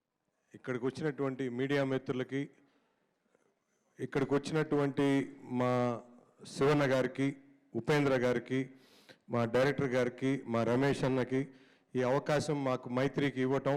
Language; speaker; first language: Telugu; native; Telugu